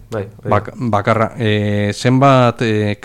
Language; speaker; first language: Basque; native; Basque